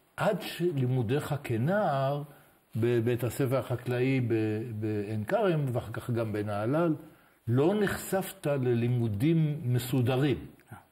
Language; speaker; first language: Hebrew; native; Hebrew